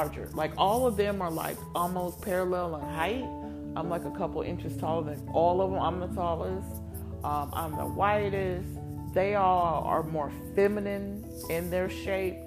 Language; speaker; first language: English; native; English